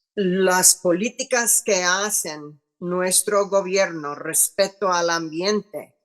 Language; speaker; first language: Spanish; non-native, fluent; English